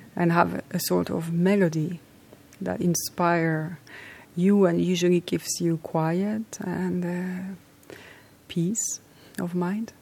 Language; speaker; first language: English; non-native, fluent; French